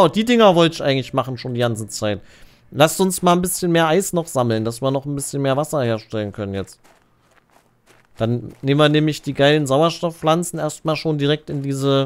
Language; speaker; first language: German; native; German